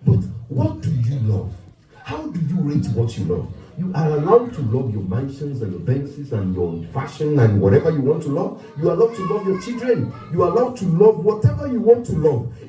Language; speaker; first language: English; non-native, local second language; Yoruba